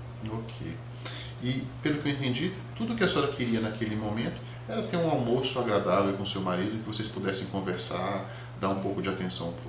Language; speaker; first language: Portuguese; native; Portuguese